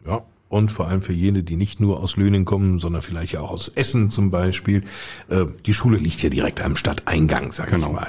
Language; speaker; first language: German; native; German